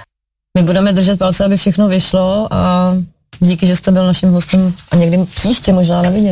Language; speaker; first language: Czech; native; Czech